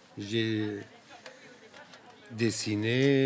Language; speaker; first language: French; non-native, learner; Arabic